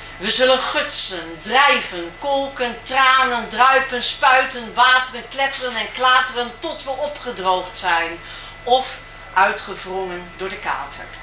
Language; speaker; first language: Dutch; native; Dutch